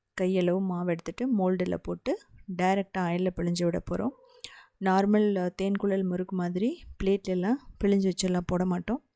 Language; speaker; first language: Tamil; native; Tamil